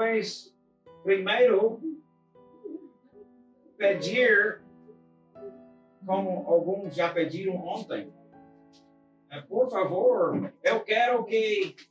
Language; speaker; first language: Portuguese; non-native, fluent; English